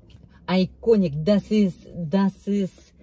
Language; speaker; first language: German; non-native, learner; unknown